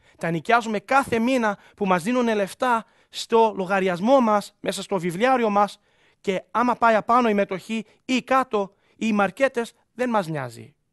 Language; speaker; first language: Greek; early bilingual, heritage; Greek